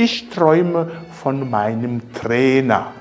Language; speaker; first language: German; non-native, fluent; Rundi